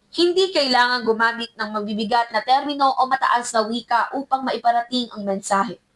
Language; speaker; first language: Filipino; native; Filipino